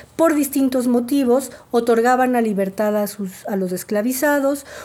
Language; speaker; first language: Spanish; native; Spanish